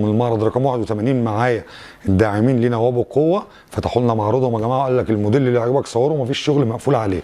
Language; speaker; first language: Arabic; native; Arabic